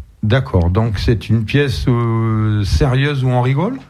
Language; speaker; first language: French; native; French